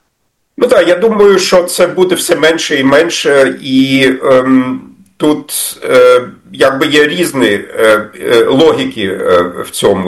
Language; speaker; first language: Ukrainian; non-native, fluent; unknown